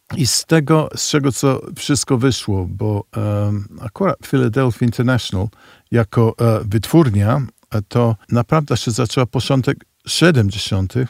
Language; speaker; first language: Polish; early bilingual, heritage; Polish